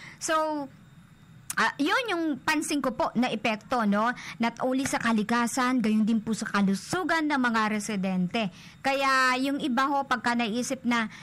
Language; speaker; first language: Filipino; native; Filipino